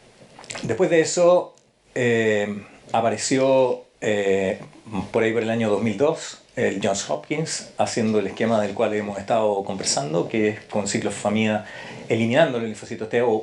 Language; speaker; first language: Spanish; native; Spanish